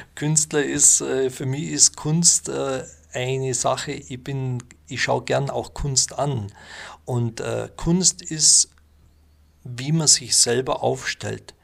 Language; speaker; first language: German; native; German